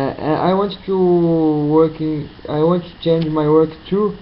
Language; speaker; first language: English; non-native, learner; Portuguese